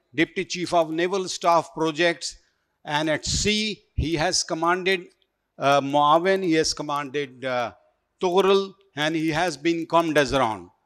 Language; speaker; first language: English; non-native, local second language; Urdu